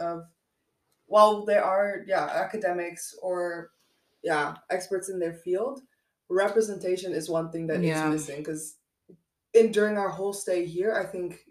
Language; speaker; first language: English; non-native, local second language; Dutch